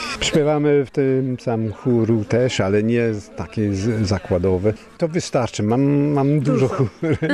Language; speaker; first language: Polish; non-native, learner; English